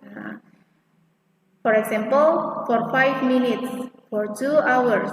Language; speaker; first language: English; non-native, fluent; Indonesian